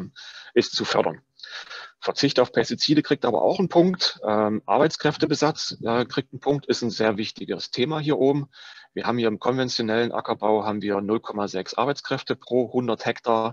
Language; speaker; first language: German; native; German